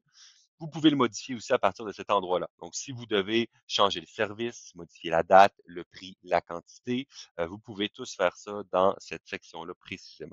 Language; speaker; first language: French; native; French